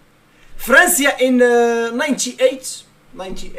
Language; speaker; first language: Spanish; non-native, learner; Arabic